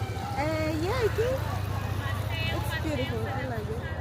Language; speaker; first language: English; non-native, fluent; Spanish